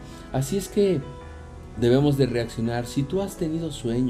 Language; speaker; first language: Spanish; native; Spanish